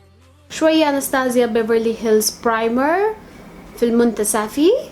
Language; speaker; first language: Arabic; non-native, local second language; Bangla